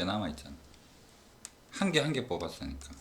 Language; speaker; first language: Korean; native; Korean